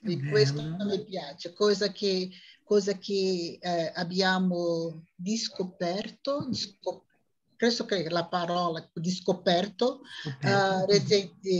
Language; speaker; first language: Italian; non-native, learner; Portuguese